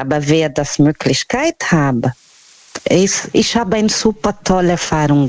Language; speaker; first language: German; non-native, learner; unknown